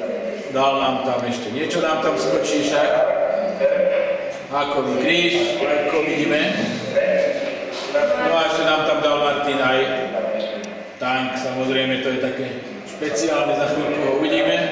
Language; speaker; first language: Slovak; native; Slovak